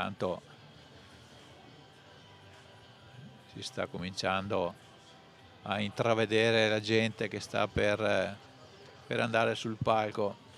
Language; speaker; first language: Italian; native; Italian